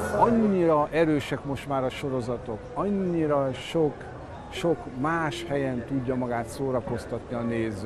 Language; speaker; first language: Hungarian; native; Hungarian